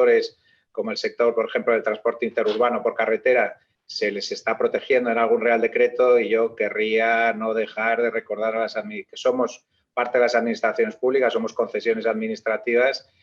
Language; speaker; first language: Spanish; native; Spanish